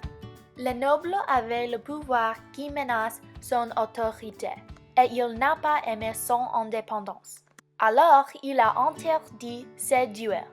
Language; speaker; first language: French; non-native, learner; English